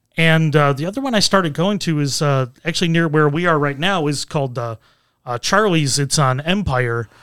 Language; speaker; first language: English; native; English